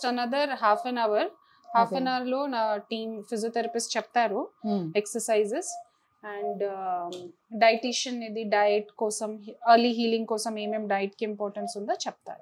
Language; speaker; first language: Telugu; non-native, fluent; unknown